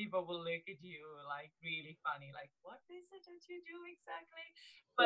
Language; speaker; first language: English; non-native, fluent; Romanian